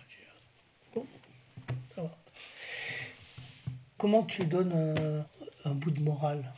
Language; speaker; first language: French; native; French